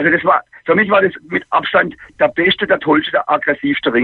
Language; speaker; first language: German; native; German